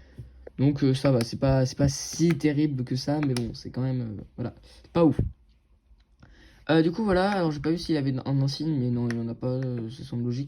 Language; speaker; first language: French; native; French